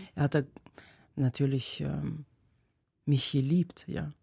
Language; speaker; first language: German; non-native, fluent; Tajik